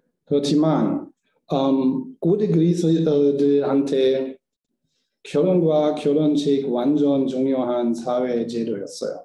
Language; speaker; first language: Korean; non-native, learner; German